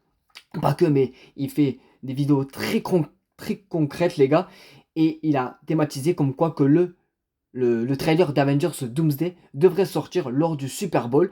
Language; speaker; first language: French; native; French